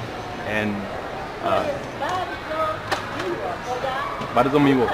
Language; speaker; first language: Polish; non-native, learner; English